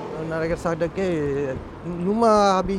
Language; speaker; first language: German; non-native, fluent; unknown